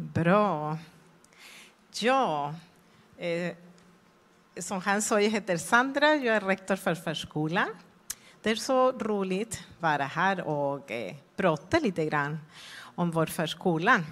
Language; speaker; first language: Swedish; non-native, fluent; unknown